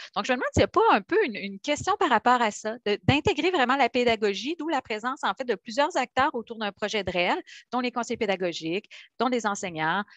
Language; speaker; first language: French; native; French